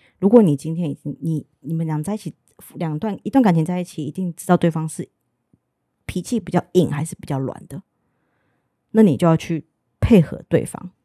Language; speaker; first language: Chinese; native; Chinese